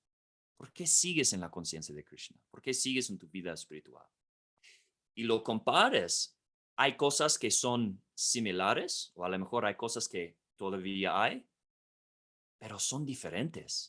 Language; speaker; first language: Spanish; non-native, fluent; English